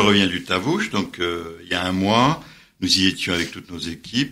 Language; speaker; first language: French; native; French